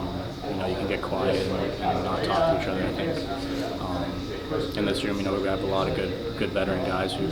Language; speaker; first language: English; native; English